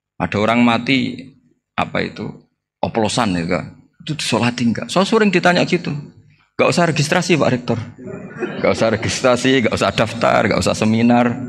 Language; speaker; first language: Indonesian; non-native, local second language; Javanese